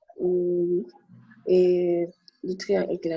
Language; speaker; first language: French; non-native, local second language; Wolof